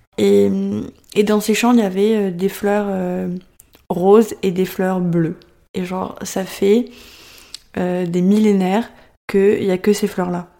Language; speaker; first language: French; native; French